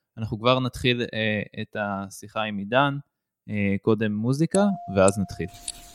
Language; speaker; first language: Hebrew; native; Hebrew